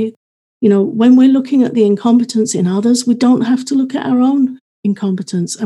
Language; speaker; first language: English; native; English